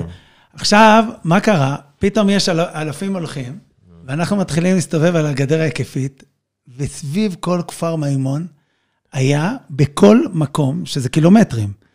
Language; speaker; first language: Hebrew; native; Hebrew